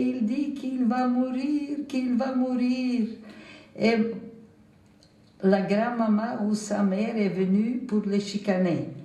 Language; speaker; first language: French; non-native, fluent; Macedonian